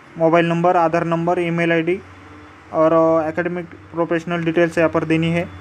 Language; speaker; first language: Hindi; non-native, local second language; Marathi